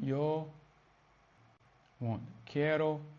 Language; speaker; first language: Spanish; non-native, learner; English